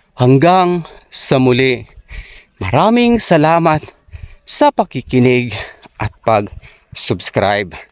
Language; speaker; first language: Filipino; non-native, local second language; Cebuano